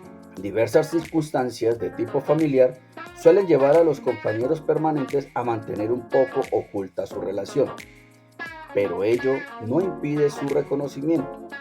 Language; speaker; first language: Spanish; native; Spanish